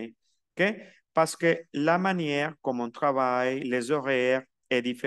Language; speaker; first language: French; non-native, fluent; Spanish